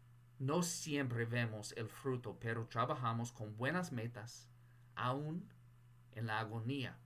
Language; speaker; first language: Spanish; non-native, fluent; English